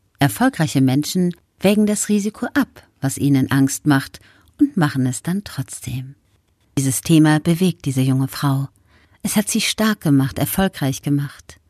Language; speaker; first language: German; native; German